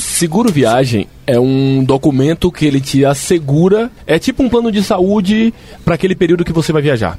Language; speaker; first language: Portuguese; native; Portuguese